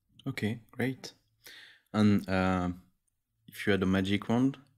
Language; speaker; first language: English; non-native, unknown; French